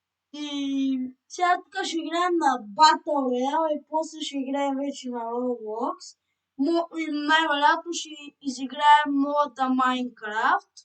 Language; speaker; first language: Bulgarian; native; Bulgarian